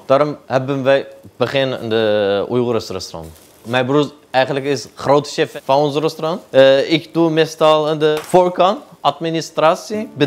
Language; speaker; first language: Dutch; non-native, local second language; Uyghur